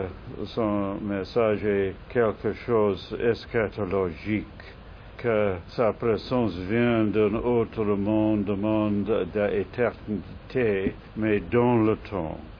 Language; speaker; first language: French; non-native, fluent; English